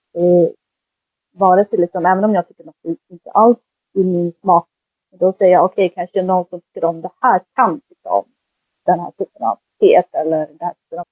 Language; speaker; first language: Swedish; early bilingual, other home language; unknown